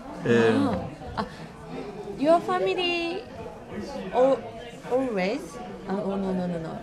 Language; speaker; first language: English; non-native, learner; Japanese